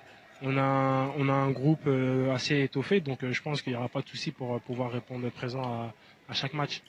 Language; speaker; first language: French; native; French